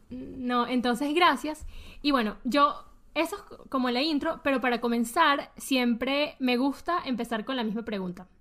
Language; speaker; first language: Spanish; early bilingual, heritage; Spanish